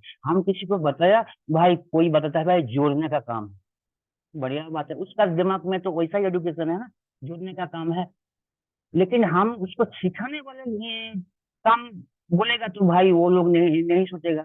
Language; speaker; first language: Hindi; non-native, local second language; Bangla